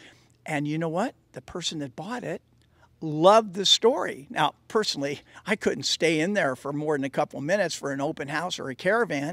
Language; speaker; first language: English; native; English